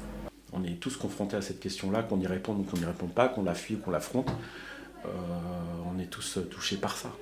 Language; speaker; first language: French; native; French